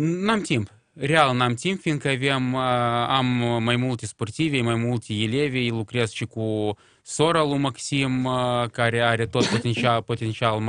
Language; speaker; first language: Romanian; non-native, local second language; Russian